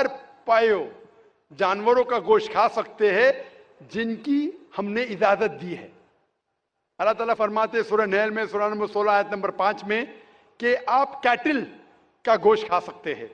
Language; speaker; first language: Hindi; native; Hindi